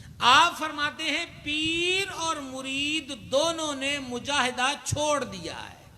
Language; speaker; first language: Urdu; non-native, local second language; Punjabi